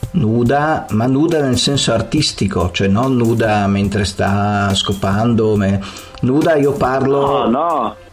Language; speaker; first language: Italian; native; Italian